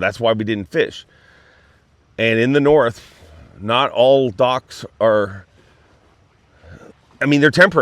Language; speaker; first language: English; native; English